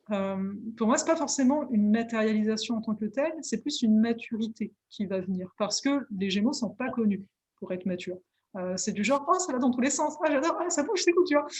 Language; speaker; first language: French; native; French